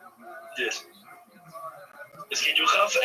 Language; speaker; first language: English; non-native, learner; Spanish